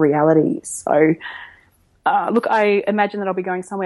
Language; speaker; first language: English; native; English